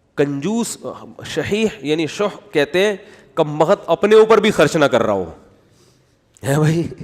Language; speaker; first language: Urdu; native; Urdu